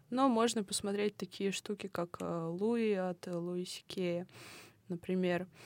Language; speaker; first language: Russian; native; Russian